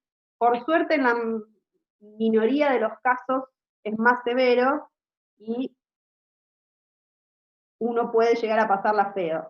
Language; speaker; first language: Spanish; native; Spanish